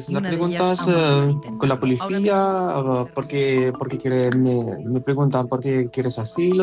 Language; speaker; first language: Spanish; non-native, learner; Arabic